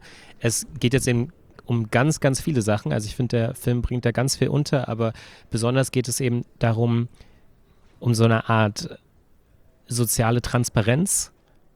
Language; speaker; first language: German; native; German